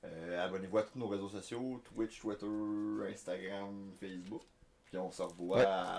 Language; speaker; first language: French; native; French